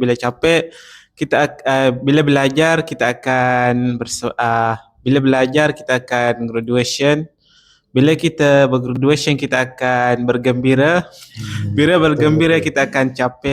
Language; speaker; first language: Indonesian; non-native, learner; Arabic